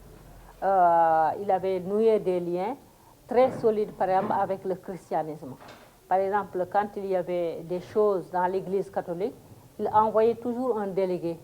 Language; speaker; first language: French; non-native, local second language; Fula